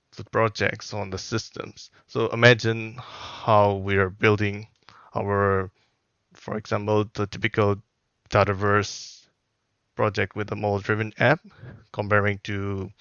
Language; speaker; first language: English; non-native, fluent; Burmese